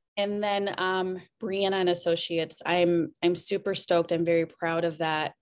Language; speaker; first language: English; native; English